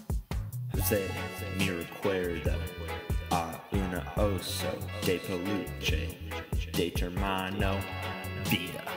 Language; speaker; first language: Spanish; non-native, learner; English